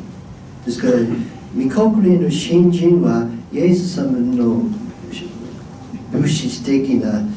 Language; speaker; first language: Japanese; non-native, fluent; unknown